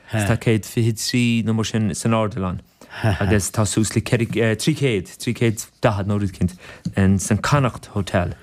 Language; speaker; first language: Irish; native; Irish